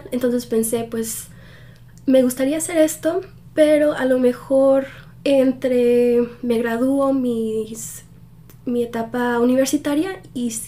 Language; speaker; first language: Spanish; early bilingual, heritage; Spanish